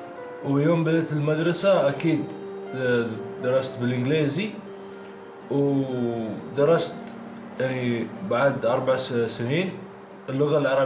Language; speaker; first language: Arabic; early bilingual, other home language; Italian